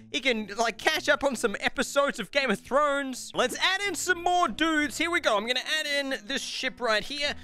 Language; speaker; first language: English; native; English